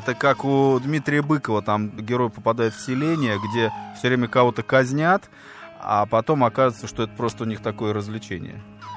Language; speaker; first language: Russian; native; Russian